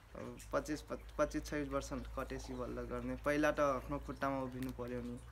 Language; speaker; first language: Nepali; non-native, local second language; Dangaura Tharu